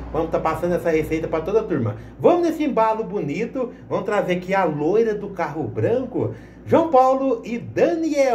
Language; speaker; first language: Portuguese; native; Portuguese